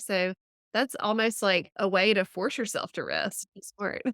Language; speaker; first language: English; native; English